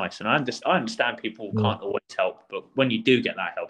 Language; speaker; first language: English; native; English